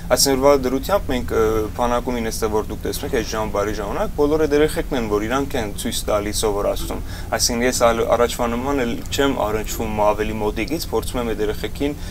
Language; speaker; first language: Armenian; early bilingual, heritage; Armenian